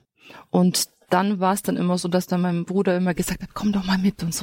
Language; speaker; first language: German; native; German